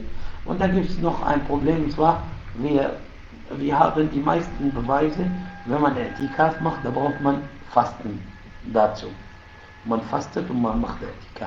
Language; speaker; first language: German; non-native, fluent; Arabic